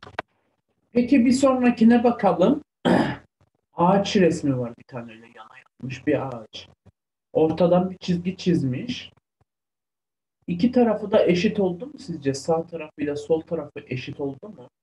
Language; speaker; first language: Turkish; native; Turkish